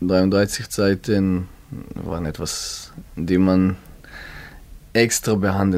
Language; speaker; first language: German; non-native, learner; Hebrew